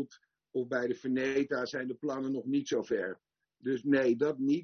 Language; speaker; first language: Dutch; native; Dutch